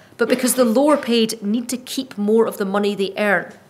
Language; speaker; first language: English; native; English